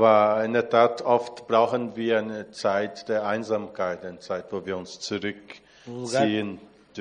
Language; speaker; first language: German; non-native, fluent; Portuguese